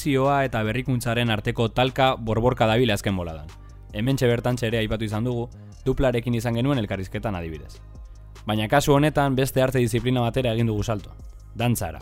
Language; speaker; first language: Basque; native; Basque